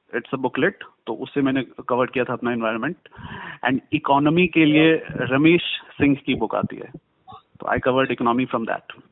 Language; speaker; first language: Hindi; native; Hindi